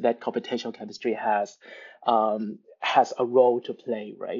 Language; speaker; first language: English; non-native, local second language; Cantonese